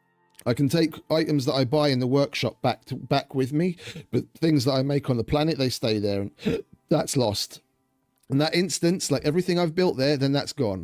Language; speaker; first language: English; native; English